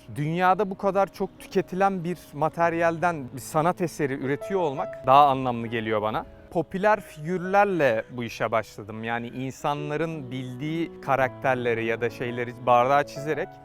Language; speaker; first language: Turkish; native; Turkish